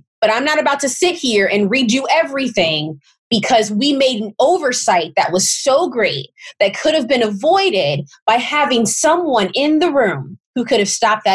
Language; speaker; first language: English; native; English